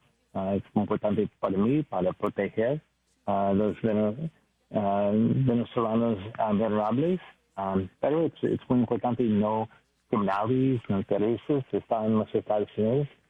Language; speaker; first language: Spanish; non-native, learner; English